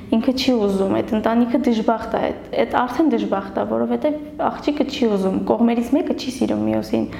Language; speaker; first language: Armenian; non-native, local second language; Kurdish